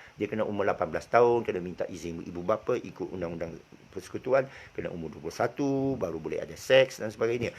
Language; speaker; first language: Malay; non-native, local second language; Chinese